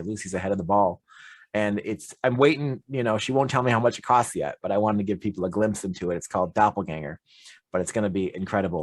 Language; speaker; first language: English; native; English